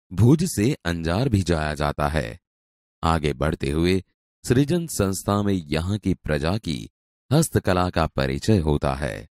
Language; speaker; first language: Hindi; non-native, local second language; Gujarati